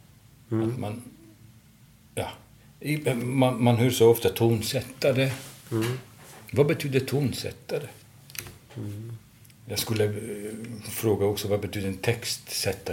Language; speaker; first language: Swedish; non-native, fluent; Hungarian